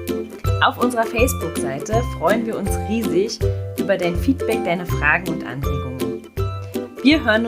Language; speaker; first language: German; native; German